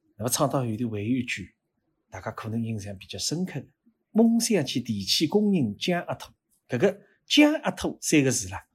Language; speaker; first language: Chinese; native; Chinese